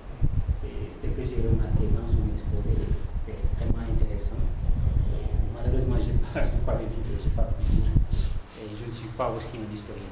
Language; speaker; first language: French; non-native, local second language; Wolof